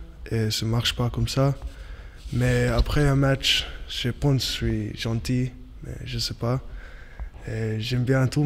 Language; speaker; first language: French; non-native, learner; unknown